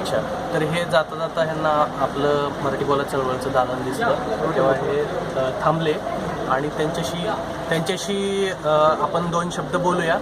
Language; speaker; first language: Marathi; native; Marathi